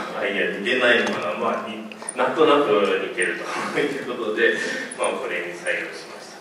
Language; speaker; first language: Japanese; native; Japanese